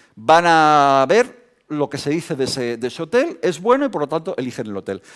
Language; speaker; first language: Spanish; native; Spanish